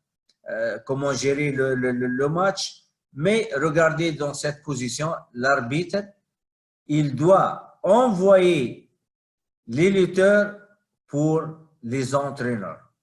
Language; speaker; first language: French; non-native, fluent; Arabic